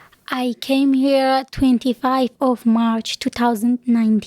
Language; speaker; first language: English; non-native, learner; Kurdish